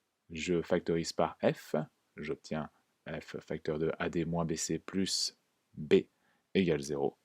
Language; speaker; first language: French; native; French